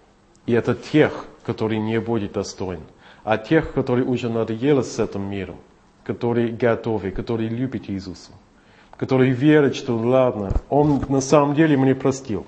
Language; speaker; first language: Russian; non-native, fluent; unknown